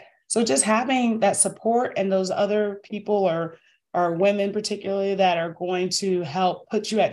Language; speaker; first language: English; native; English